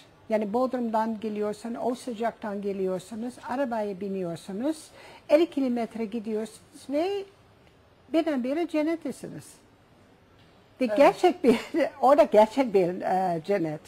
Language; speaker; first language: Turkish; non-native, fluent; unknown